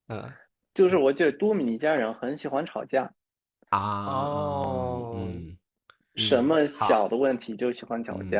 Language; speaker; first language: Chinese; non-native, fluent; Spanish